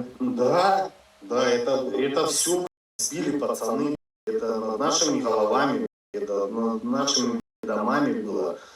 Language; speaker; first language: Russian; native; Russian